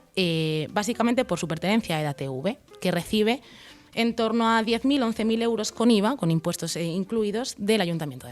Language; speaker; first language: Spanish; native; Spanish